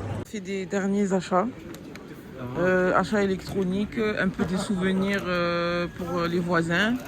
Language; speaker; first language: French; native; French